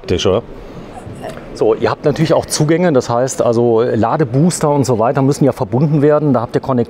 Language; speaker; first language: German; native; German